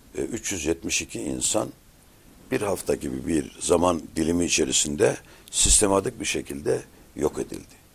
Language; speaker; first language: Turkish; native; Turkish